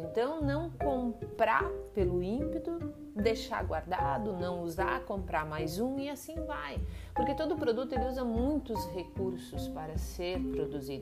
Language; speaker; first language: Portuguese; native; Portuguese